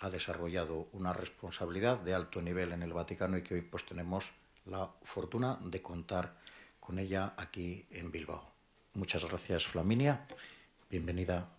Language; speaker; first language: Spanish; native; Spanish